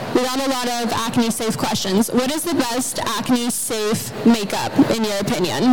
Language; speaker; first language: English; native; English